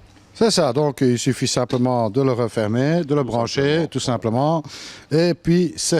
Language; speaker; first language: French; native; French